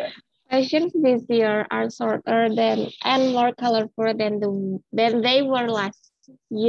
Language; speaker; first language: English; non-native, learner; Indonesian